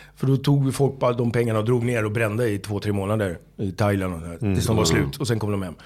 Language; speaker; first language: Swedish; native; Swedish